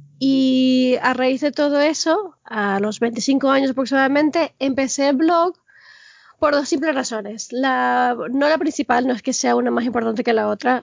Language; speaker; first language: Spanish; early bilingual, heritage; Spanish